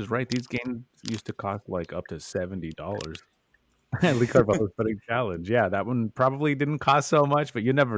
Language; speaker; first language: English; native; English